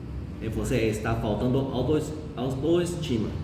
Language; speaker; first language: Portuguese; non-native, fluent; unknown